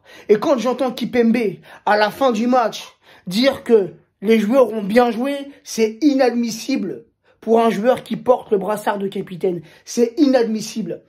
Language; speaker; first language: French; native; French